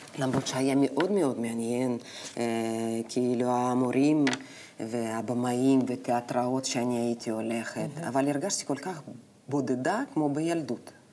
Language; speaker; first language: Hebrew; non-native, fluent; Russian